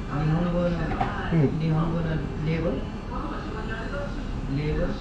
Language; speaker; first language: Japanese; non-native, learner; Nepali